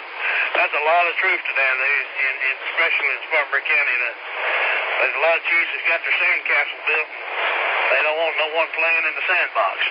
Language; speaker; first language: English; native; English